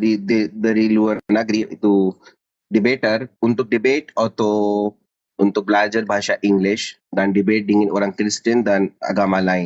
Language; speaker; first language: Indonesian; non-native, learner; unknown